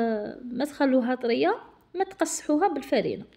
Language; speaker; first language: Arabic; native; Arabic